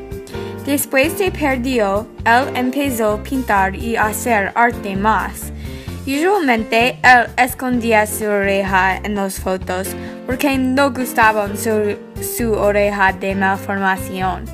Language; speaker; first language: Spanish; non-native, learner; English